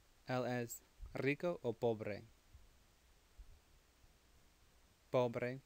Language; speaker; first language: Spanish; non-native, fluent; English